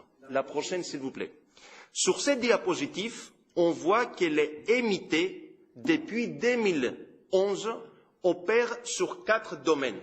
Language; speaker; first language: French; non-native, fluent; Greek